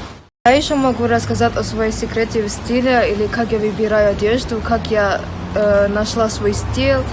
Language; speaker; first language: Russian; non-native, local second language; English